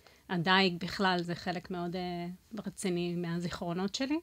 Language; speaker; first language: Hebrew; non-native, fluent; Spanish